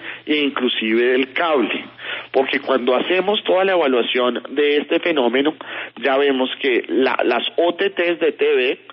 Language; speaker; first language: Spanish; native; Spanish